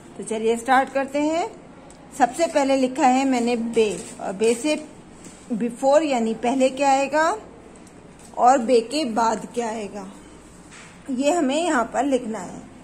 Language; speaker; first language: Hindi; native; Hindi